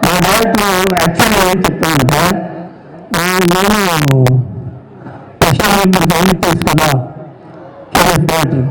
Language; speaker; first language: Telugu; non-native, learner; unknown